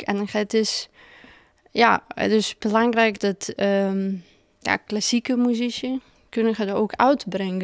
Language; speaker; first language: Dutch; non-native, fluent; Russian